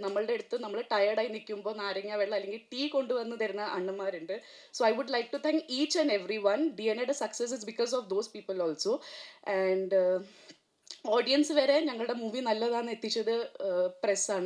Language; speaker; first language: Malayalam; early bilingual, heritage; Malayalam